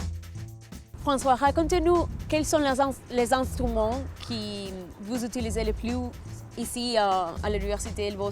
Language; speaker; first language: French; non-native, fluent; Spanish